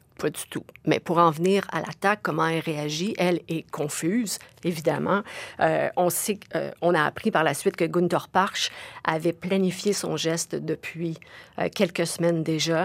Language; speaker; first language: French; native; French